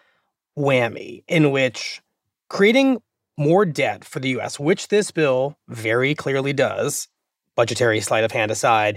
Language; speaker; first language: English; native; English